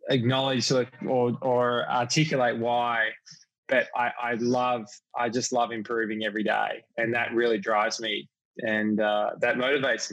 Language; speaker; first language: English; native; English